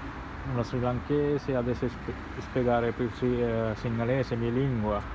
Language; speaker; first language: Italian; non-native, learner; Sinhala